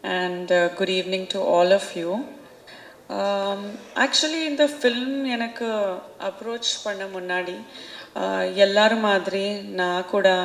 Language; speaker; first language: Tamil; non-native, local second language; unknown